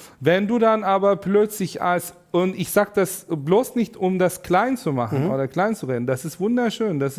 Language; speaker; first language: German; non-native, fluent; Turkish